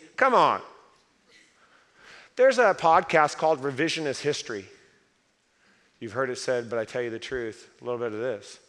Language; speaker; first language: English; native; English